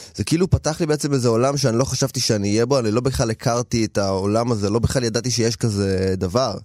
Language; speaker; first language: Hebrew; native; Hebrew